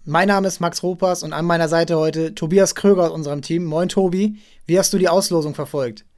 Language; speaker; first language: German; native; German